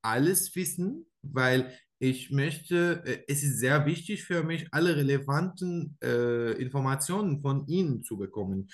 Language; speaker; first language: German; non-native, learner; Arabic